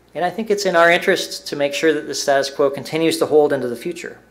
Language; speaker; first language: English; native; English